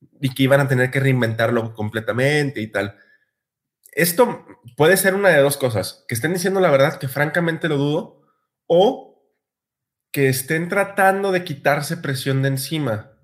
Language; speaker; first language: Spanish; native; Spanish